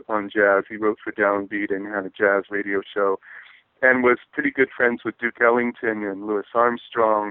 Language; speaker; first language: English; native; English